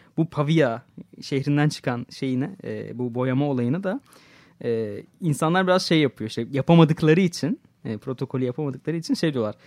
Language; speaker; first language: Turkish; native; Turkish